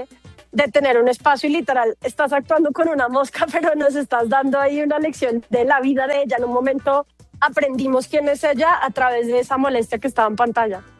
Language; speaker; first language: Spanish; native; Spanish